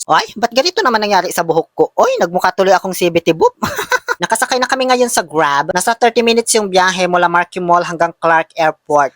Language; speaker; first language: Filipino; native; Filipino